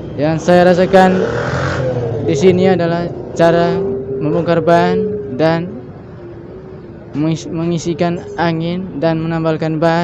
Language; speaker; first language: Indonesian; non-native, local second language; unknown